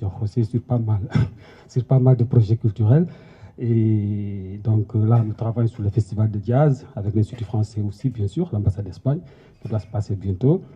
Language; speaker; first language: French; non-native, local second language; Arabic